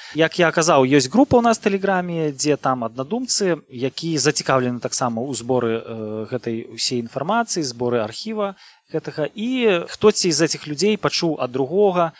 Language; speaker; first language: Belarusian; native; Belarusian